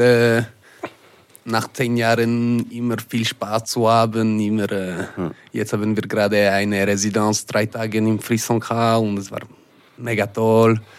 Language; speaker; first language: German; non-native, local second language; French